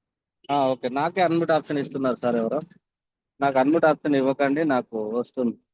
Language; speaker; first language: Telugu; native; Telugu